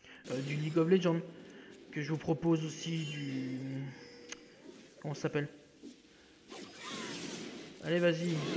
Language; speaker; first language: French; native; French